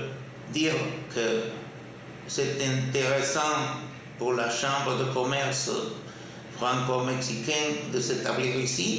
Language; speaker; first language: French; non-native, fluent; Spanish